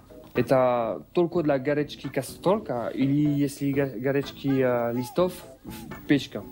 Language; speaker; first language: Russian; non-native, learner; French